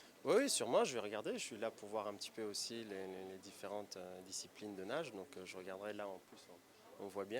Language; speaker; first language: French; native; French